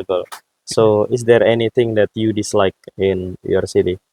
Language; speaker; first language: English; non-native, fluent; Indonesian